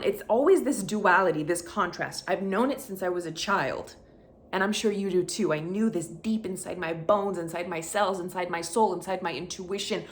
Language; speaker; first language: English; native; English